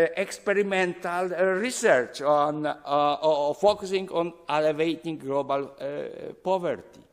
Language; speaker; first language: English; non-native, fluent; Polish